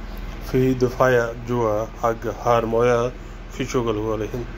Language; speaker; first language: Arabic; non-native, learner; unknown